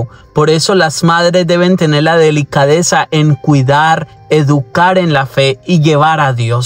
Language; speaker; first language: Spanish; native; Spanish